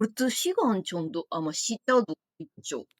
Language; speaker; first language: Korean; non-native, fluent; Japanese